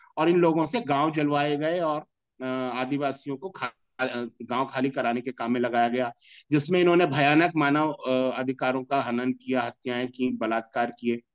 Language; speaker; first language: Hindi; native; Hindi